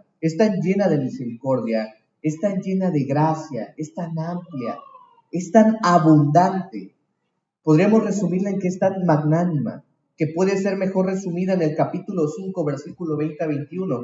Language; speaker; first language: Spanish; native; Spanish